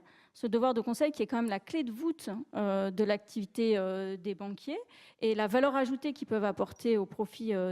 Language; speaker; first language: French; native; French